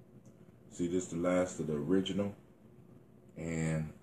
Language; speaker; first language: English; native; English